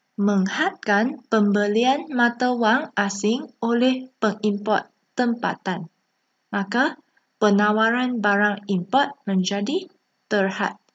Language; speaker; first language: Malay; non-native, local second language; Chinese